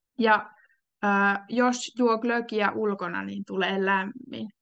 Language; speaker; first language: Finnish; native; Finnish